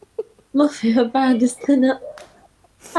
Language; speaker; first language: Arabic; non-native, learner; Turkish